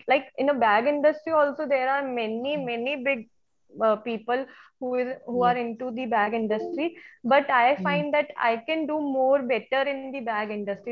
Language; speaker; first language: English; non-native, local second language; Hindi